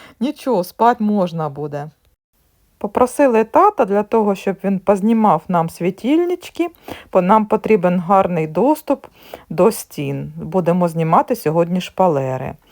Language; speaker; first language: Ukrainian; native; Ukrainian